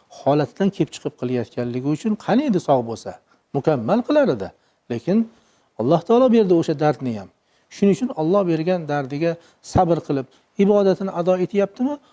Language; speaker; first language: Uzbek; native; Uzbek